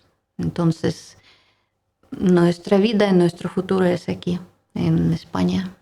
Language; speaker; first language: Spanish; non-native, learner; Russian